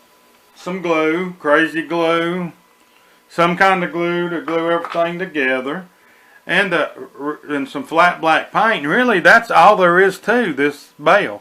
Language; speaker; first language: English; native; English